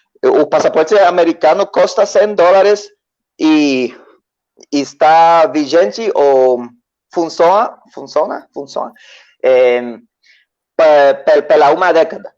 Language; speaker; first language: Portuguese; non-native, learner; Spanish